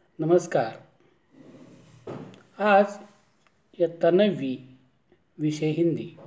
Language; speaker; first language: Hindi; non-native, local second language; Marathi